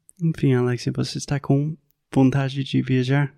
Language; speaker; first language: Portuguese; non-native, fluent; English